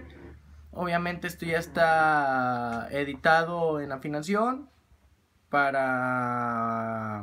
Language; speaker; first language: Spanish; native; Spanish